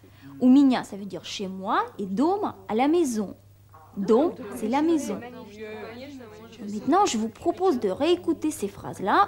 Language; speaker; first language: French; non-native, fluent; Russian